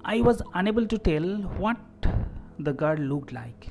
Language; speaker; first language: English; non-native, local second language; Bangla